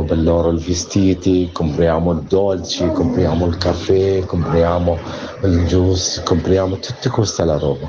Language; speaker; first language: Italian; non-native, learner; Arabic